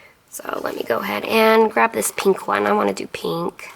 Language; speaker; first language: English; native; English